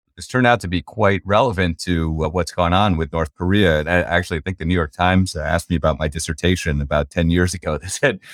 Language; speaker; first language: English; native; English